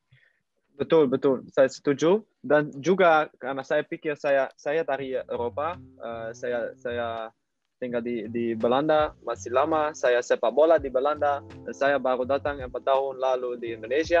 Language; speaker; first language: Indonesian; non-native, learner; Dutch